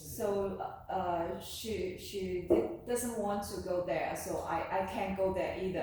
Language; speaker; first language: English; non-native, learner; Chinese